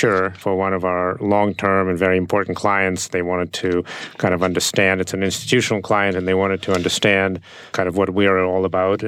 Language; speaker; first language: English; non-native, fluent; Russian